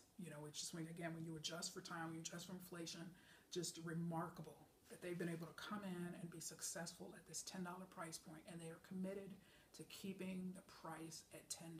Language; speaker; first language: English; native; English